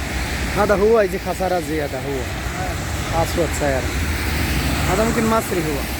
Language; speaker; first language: Arabic; non-native, learner; Bangla